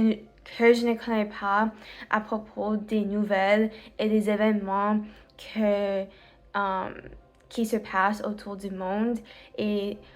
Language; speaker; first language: French; non-native, learner; English